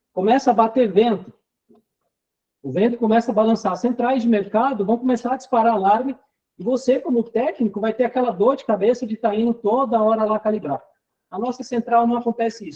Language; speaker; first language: Portuguese; native; Portuguese